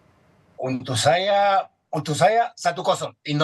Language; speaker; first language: Indonesian; non-native, fluent; Spanish